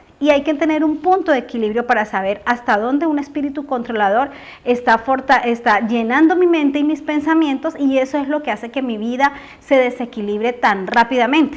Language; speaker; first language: Spanish; native; Spanish